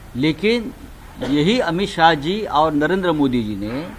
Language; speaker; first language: Hindi; non-native, local second language; Marathi